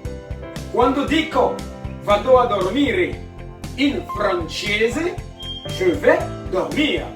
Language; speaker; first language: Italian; non-native, learner; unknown